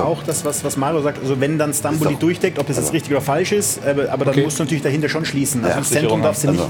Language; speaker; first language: German; native; German